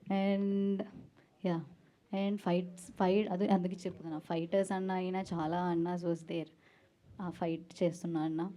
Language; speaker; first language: Telugu; non-native, learner; Malayalam